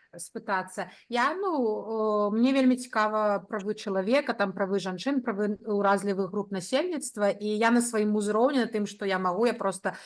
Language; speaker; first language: Belarusian; non-native, local second language; Russian